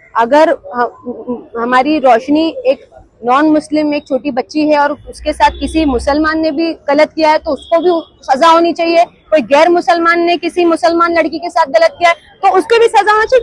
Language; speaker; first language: Hindi; non-native, local second language; Marathi